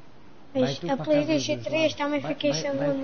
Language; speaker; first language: German; non-native, learner; Portuguese